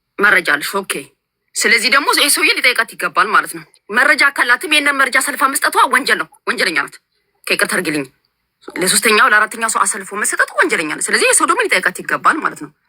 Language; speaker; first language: Amharic; native; Amharic